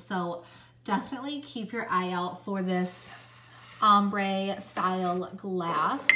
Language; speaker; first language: English; native; English